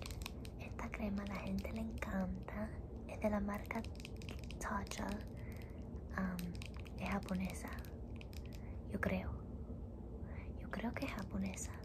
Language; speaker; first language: Spanish; early bilingual, heritage; Spanish